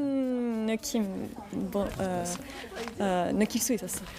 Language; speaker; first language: Korean; non-native, learner; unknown